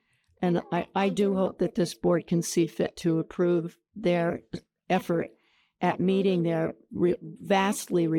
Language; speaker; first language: English; native; English